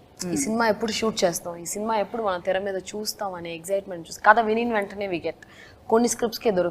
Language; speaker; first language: Telugu; non-native, fluent; Tamil